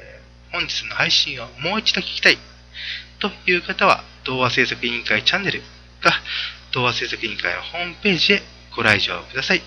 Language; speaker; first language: Japanese; native; Japanese